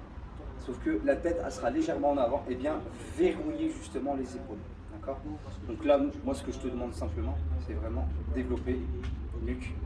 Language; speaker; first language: French; native; French